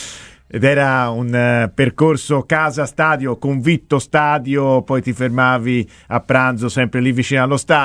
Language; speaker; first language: Italian; native; Italian